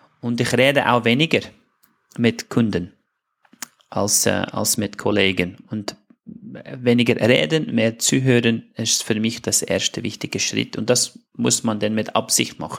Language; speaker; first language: German; non-native, fluent; English